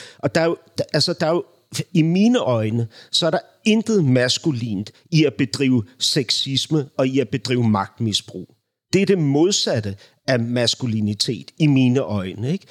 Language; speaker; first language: Danish; native; Danish